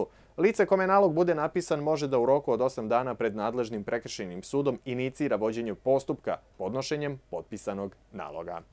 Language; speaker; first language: Serbian; native; Serbian